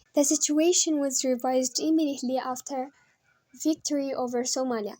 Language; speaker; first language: English; non-native, local second language; Amharic